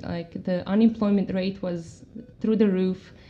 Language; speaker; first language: English; non-native, fluent; Croatian